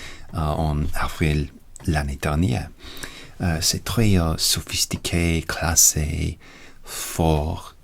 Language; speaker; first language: French; non-native, learner; English